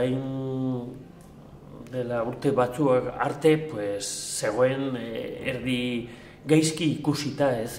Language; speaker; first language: Basque; non-native, local second language; Spanish